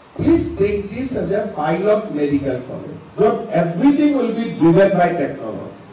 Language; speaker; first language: English; non-native, local second language; Assamese